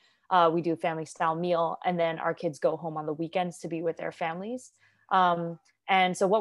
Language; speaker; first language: English; non-native, local second language; Cantonese